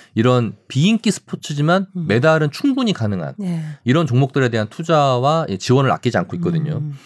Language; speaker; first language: Korean; native; Korean